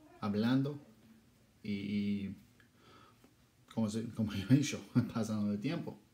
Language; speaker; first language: Spanish; non-native, learner; English